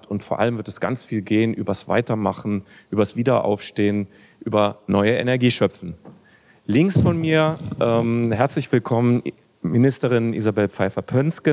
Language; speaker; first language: German; native; German